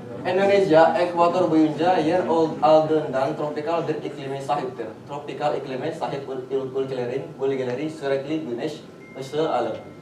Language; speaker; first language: Turkish; non-native, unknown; Indonesian